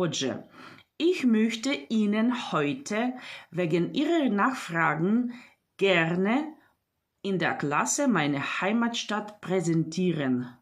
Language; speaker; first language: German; non-native, fluent; Ukrainian